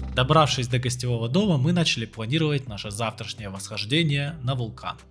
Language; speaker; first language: Russian; native; Russian